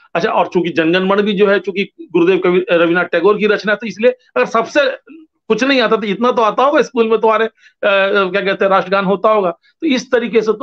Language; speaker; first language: Hindi; non-native, local second language; Bangla